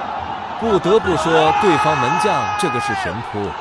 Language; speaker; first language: Chinese; native; Chinese